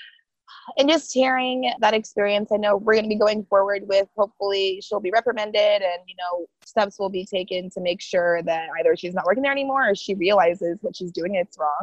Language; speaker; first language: English; early bilingual, other home language; Haitian Creole